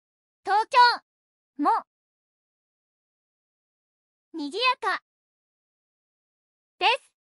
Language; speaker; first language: Japanese; non-native, learner; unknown